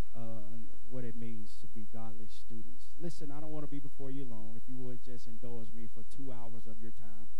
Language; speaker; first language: English; native; English